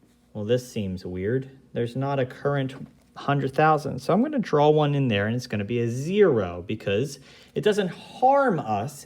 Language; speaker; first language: English; native; English